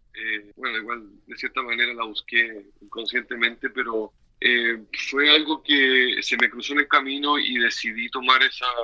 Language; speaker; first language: Spanish; native; Spanish